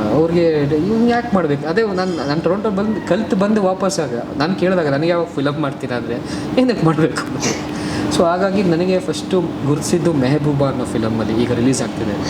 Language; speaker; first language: Kannada; non-native, local second language; Tulu